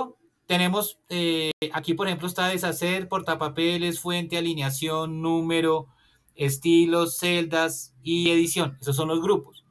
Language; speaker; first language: Spanish; native; Spanish